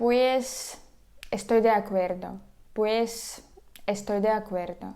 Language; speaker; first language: Spanish; non-native, fluent; Ukrainian